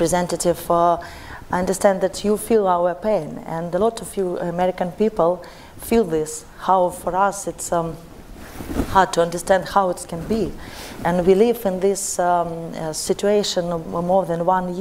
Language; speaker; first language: English; non-native, learner; Ukrainian